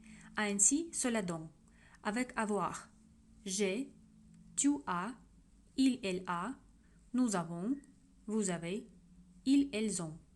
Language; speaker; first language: French; non-native, fluent; Russian